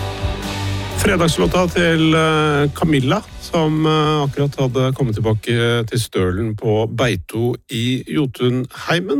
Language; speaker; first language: Norwegian; native; Norwegian